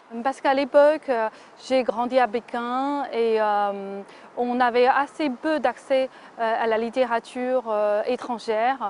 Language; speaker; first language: French; non-native, fluent; Chinese